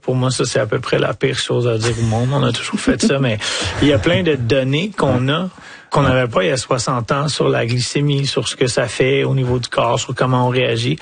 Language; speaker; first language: French; native; French